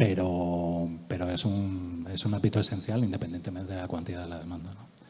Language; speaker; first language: Spanish; native; Spanish